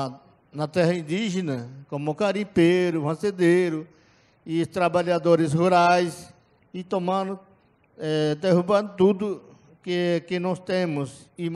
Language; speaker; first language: Portuguese; non-native, local second language; Yanomámi